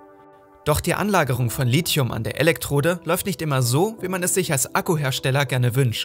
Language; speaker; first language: German; native; German